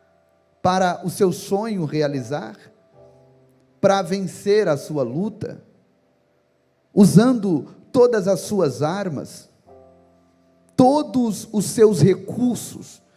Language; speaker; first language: Portuguese; native; Portuguese